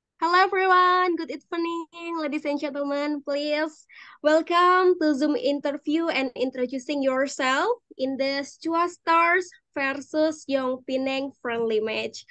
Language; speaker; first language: English; non-native, learner; Indonesian